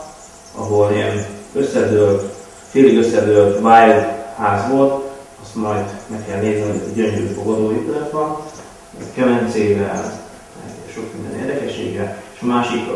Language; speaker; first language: Hungarian; native; Hungarian